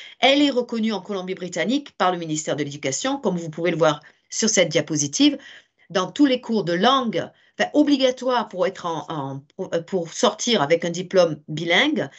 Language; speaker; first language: French; native; French